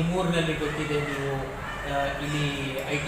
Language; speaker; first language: Kannada; non-native, local second language; Urdu